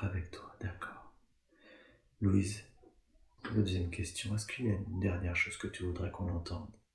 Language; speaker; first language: French; native; French